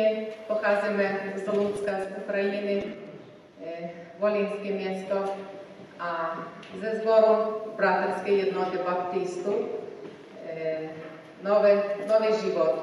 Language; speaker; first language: Czech; non-native, learner; Ukrainian